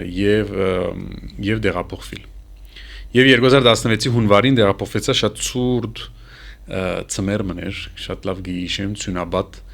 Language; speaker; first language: Armenian; early bilingual, heritage; Armenian